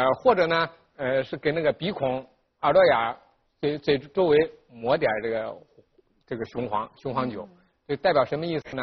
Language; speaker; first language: Chinese; native; Chinese